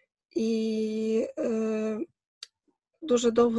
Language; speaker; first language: Ukrainian; native; Ukrainian